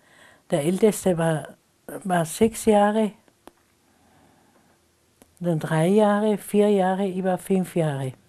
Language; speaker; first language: German; non-native, local second language; Slovenian